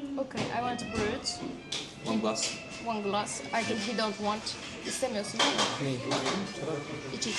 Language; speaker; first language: English; non-native, learner; Turkish